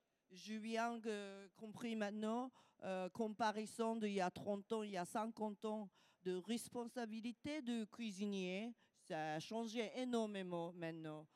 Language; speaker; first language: French; non-native, learner; Japanese